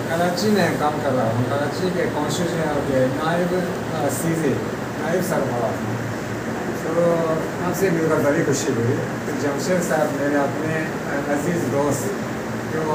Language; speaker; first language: Hindi; non-native, learner; Japanese